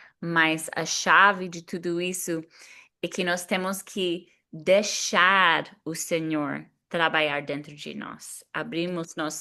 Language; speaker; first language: Portuguese; non-native, fluent; English